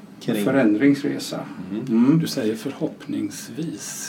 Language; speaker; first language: Swedish; non-native, fluent; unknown